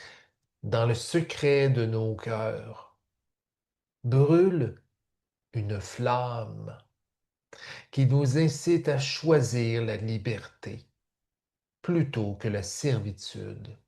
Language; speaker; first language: French; native; French